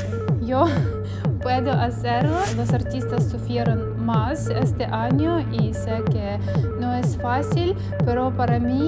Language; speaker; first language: Spanish; non-native, fluent; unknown